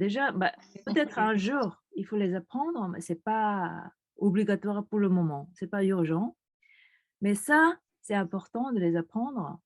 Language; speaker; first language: French; non-native, fluent; Korean